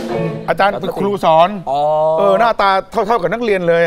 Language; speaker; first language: Thai; native; Thai